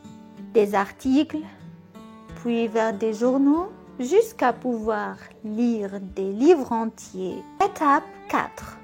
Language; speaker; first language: French; non-native, local second language; Arabic